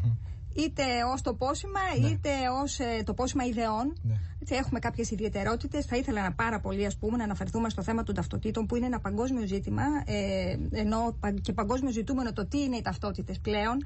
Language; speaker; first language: Greek; native; Greek